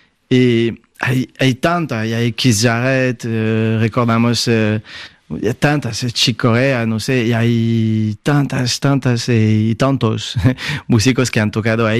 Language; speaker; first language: Spanish; non-native, fluent; French